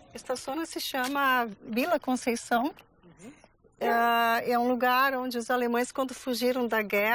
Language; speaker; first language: Portuguese; early bilingual, other home language; Galician